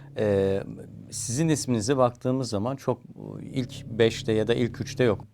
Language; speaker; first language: Turkish; native; Turkish